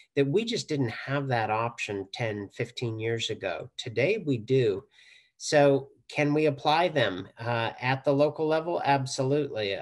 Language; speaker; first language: English; native; English